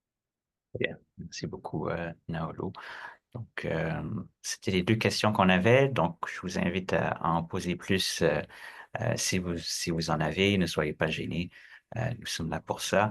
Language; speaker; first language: French; native; French